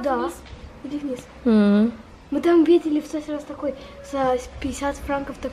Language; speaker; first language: Russian; early bilingual, heritage; Russian